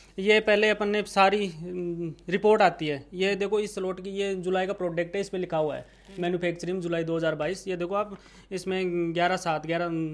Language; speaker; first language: Hindi; native; Hindi